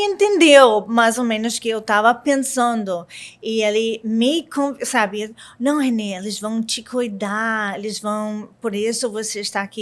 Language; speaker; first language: Portuguese; non-native, learner; English